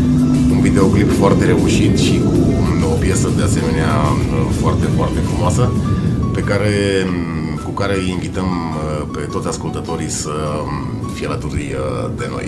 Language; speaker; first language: Romanian; native; Romanian